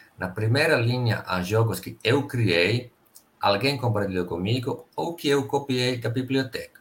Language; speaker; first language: Portuguese; non-native, fluent; Finnish